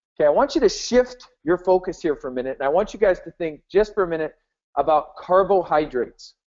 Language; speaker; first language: English; native; English